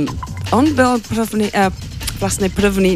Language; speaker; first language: Czech; non-native, learner; English